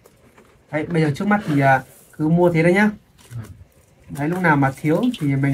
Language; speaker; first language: Vietnamese; native; Vietnamese